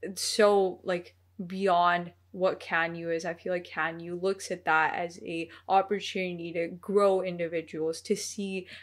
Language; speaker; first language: English; early bilingual, other home language; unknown